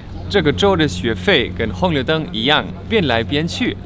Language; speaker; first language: Chinese; non-native, fluent; German